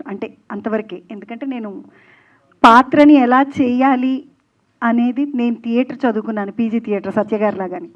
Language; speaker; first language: Telugu; native; Telugu